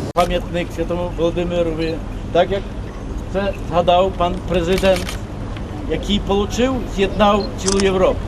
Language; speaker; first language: Ukrainian; early bilingual, heritage; Ukrainian